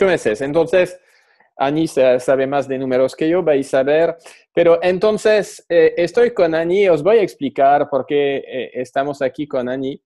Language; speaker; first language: Spanish; non-native, fluent; French